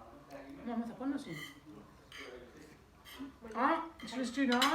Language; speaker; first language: Portuguese; non-native, learner; Nepali